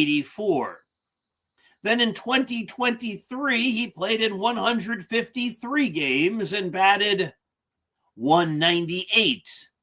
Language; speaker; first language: English; native; English